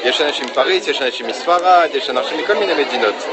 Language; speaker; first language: Hebrew; non-native, fluent; French